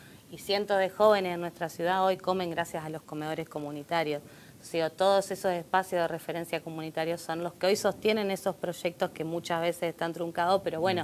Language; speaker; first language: Spanish; native; Spanish